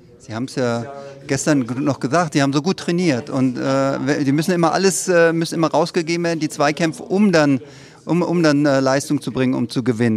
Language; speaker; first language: German; native; German